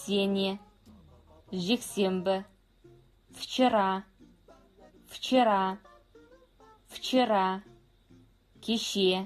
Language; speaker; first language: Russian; non-native, fluent; Kazakh